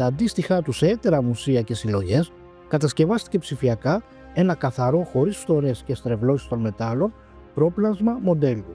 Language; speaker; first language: Greek; native; Greek